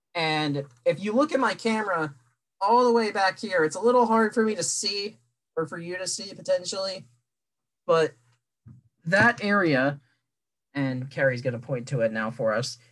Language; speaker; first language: English; native; English